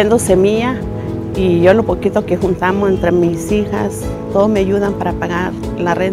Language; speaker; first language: Spanish; non-native, local second language; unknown